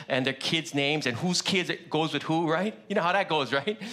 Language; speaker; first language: English; early bilingual, other home language; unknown